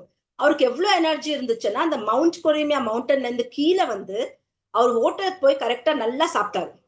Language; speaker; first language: Tamil; native; Tamil